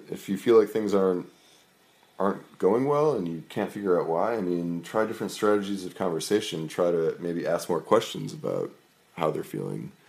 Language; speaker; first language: English; native; English